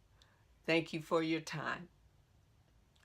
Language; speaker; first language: English; native; English